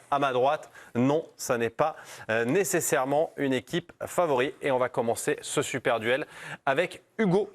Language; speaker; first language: French; native; French